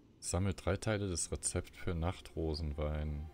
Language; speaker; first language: German; native; German